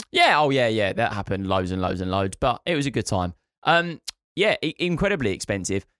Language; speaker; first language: English; native; English